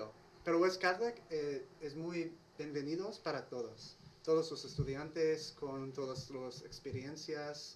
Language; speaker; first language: Spanish; non-native, learner; English